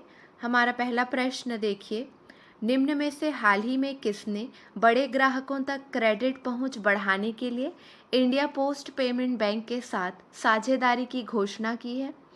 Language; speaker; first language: Hindi; native; Hindi